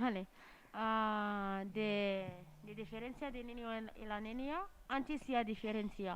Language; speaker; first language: Spanish; non-native, learner; Arabic